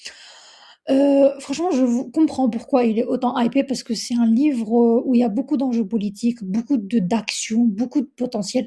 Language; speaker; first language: French; native; French